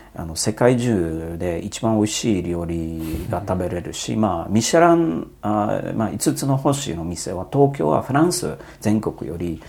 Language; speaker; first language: Japanese; non-native, fluent; Polish